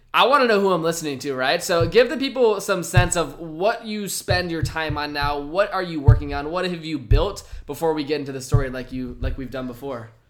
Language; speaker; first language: English; native; English